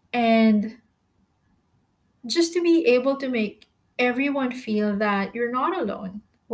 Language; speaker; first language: English; non-native, local second language; Filipino